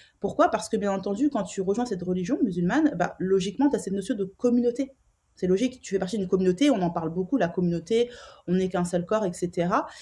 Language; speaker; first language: French; native; French